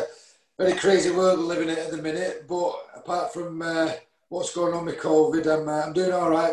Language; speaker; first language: English; native; English